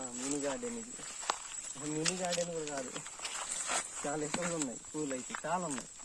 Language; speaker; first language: Telugu; non-native, local second language; Koya